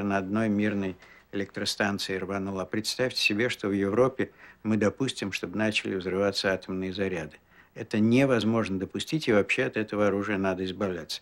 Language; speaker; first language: Russian; native; Russian